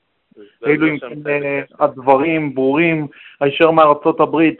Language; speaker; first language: Hebrew; native; Hebrew